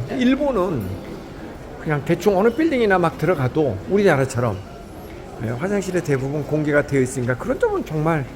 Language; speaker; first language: Korean; native; Korean